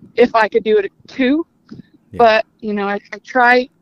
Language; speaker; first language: English; native; English